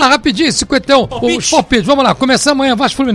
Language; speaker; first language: Portuguese; native; Portuguese